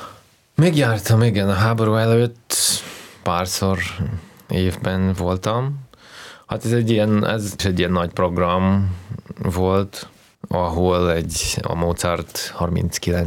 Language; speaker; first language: Hungarian; early bilingual, heritage; Russian